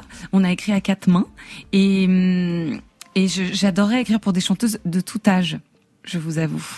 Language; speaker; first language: French; native; French